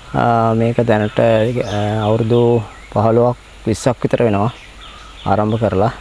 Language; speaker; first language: Sinhala; native; Sinhala